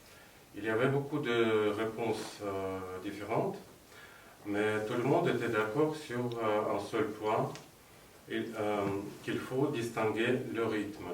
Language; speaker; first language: French; non-native, fluent; Russian